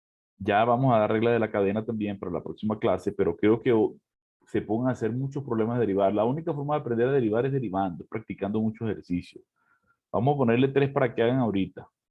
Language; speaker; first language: Spanish; native; Spanish